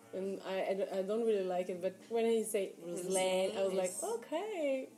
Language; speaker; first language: English; non-native, fluent; Arabic